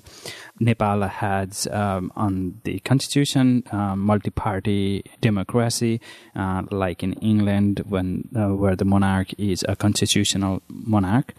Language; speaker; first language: English; non-native, fluent; Nepali